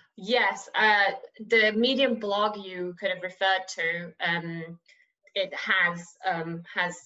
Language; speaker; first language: English; non-native, fluent; Persian